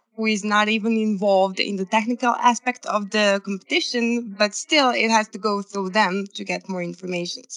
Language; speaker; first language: English; non-native, fluent; Serbian